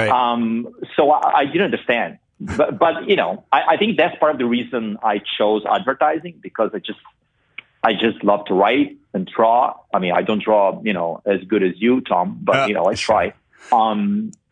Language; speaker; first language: English; non-native, fluent; Portuguese